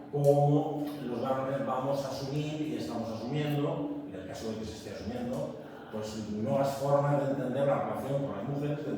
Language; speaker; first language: Spanish; native; Spanish